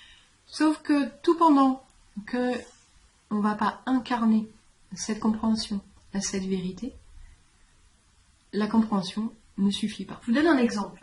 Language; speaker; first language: French; native; French